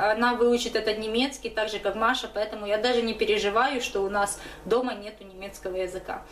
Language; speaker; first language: Russian; native; Russian